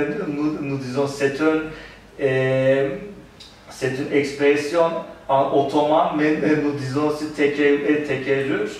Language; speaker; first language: French; non-native, learner; Turkish